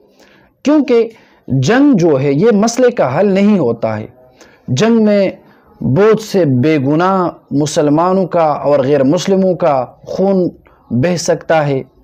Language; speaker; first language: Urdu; non-native, local second language; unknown